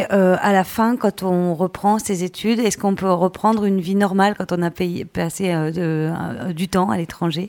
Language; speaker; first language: French; native; French